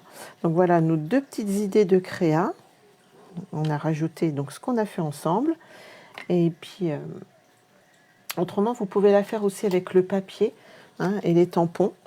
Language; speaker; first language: French; native; French